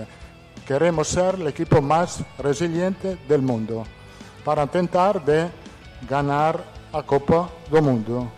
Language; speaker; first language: Portuguese; non-native, fluent; Italian